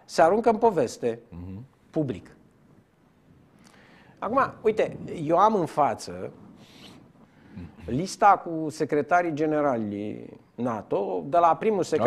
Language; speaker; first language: Romanian; native; Romanian